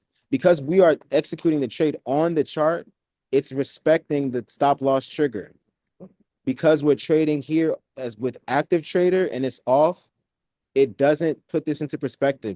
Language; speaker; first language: English; native; English